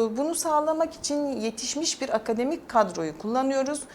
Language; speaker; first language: Turkish; native; Turkish